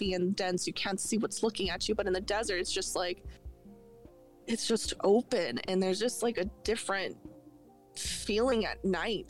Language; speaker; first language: English; native; English